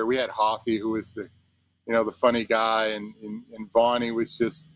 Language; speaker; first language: English; native; English